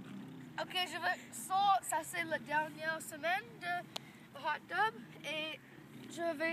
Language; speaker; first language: French; non-native, learner; English